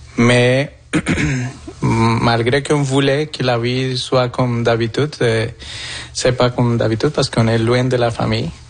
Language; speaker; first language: French; non-native, fluent; Spanish